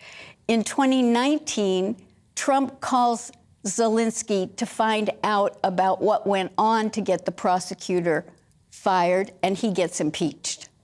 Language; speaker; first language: English; native; English